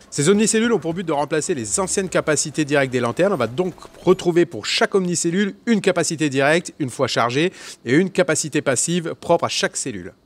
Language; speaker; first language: French; native; French